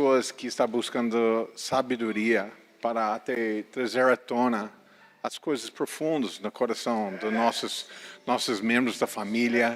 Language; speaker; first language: Portuguese; non-native, fluent; English